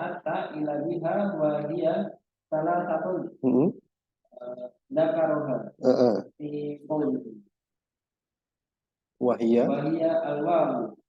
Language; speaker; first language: Arabic; non-native, learner; Indonesian